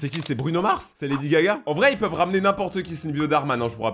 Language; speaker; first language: French; native; French